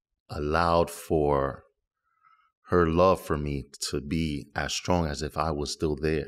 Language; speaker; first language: English; early bilingual, other home language; Spanish